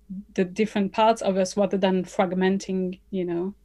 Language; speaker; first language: English; non-native, fluent; French